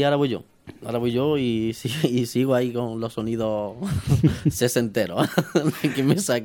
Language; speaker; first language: Spanish; native; Spanish